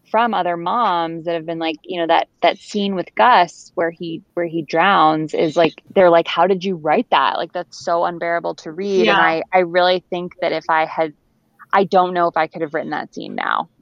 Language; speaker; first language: English; native; English